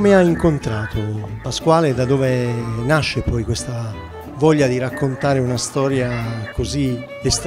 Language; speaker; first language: Italian; native; Italian